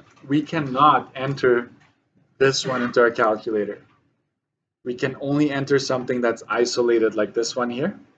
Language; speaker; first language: English; native; English